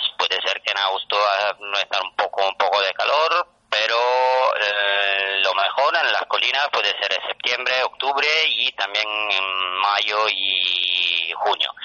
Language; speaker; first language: Spanish; non-native, fluent; Italian